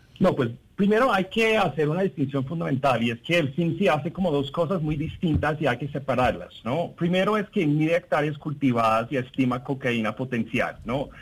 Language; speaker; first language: Spanish; non-native, fluent; English